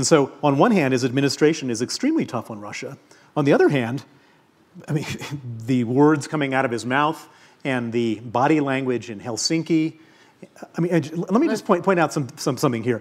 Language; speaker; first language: English; native; English